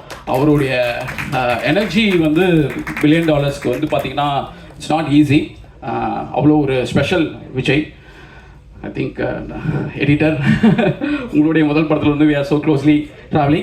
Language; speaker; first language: Tamil; native; Tamil